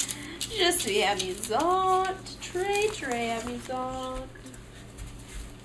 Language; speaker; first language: French; non-native, learner; English